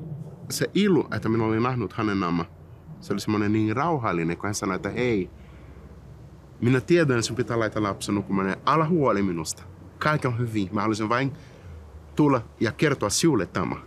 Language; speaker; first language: Finnish; non-native, fluent; Portuguese